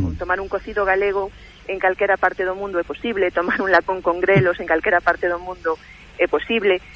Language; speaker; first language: Galician; native; Galician